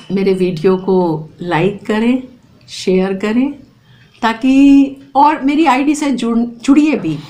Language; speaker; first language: Hindi; native; Hindi